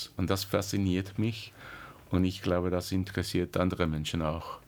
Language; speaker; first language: German; non-native, learner; English